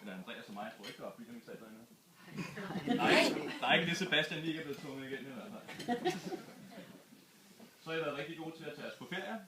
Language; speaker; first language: Danish; native; Danish